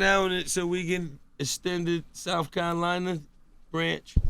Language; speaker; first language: English; native; English